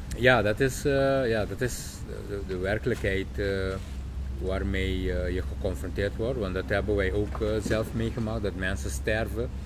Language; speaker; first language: Dutch; non-native, local second language; Papiamento